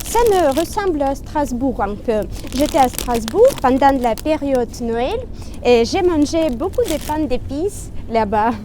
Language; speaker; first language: French; non-native, fluent; Russian